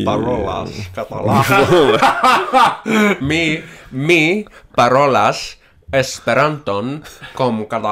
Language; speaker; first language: Spanish; non-native, fluent; English